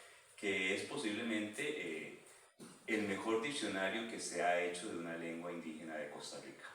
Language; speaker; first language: Spanish; native; Spanish